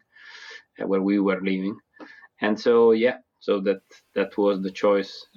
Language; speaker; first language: English; non-native, fluent; Italian